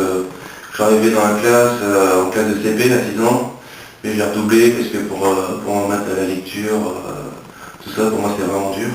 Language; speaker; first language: French; early bilingual, other home language; English